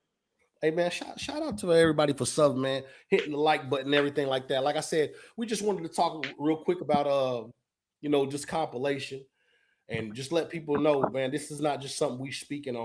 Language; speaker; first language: English; native; English